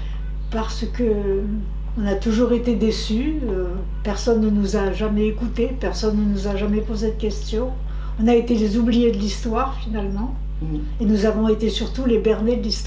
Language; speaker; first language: French; native; French